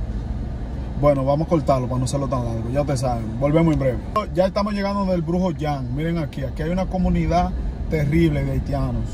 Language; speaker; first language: Spanish; native; Spanish